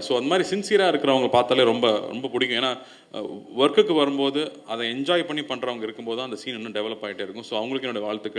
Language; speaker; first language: Tamil; native; Tamil